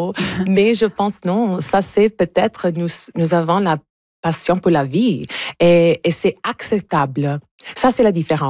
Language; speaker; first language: French; early bilingual, heritage; English